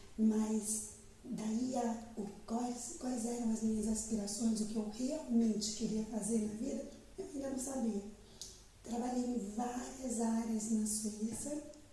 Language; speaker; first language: Portuguese; native; Portuguese